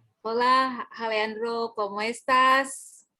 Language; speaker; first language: Spanish; non-native, learner; Indonesian